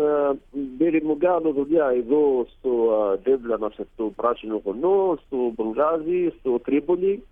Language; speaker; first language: Greek; non-native, learner; Arabic